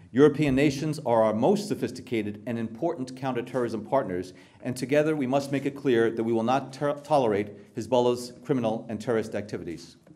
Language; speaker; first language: English; native; English